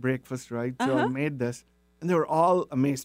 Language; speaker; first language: English; non-native, local second language; Telugu